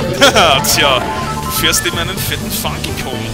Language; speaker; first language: German; native; German